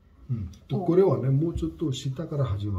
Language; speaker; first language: Japanese; non-native, learner; Hindi